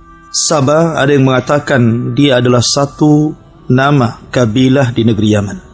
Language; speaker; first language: Indonesian; native; Indonesian